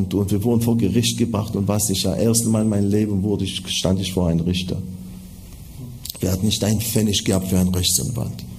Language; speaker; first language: German; non-native, fluent; Hebrew